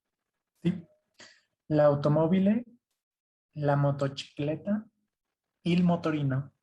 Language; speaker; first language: Italian; non-native, learner; Spanish